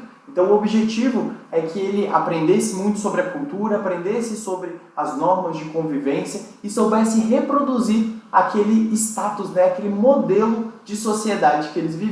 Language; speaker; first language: Portuguese; native; Portuguese